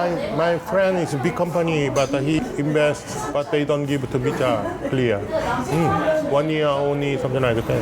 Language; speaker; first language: English; non-native, learner; Korean